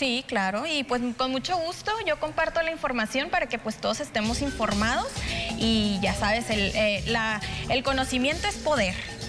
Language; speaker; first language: Spanish; native; Spanish